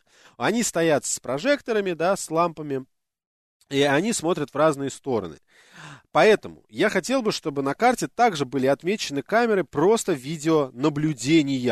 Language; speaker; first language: Russian; native; Russian